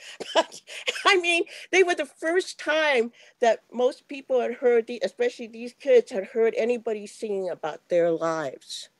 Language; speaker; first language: English; native; English